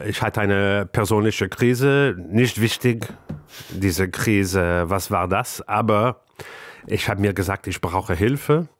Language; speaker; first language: German; non-native, learner; English